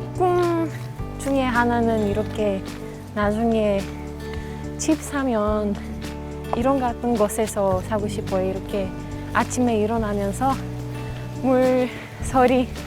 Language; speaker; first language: Korean; non-native, fluent; Bulgarian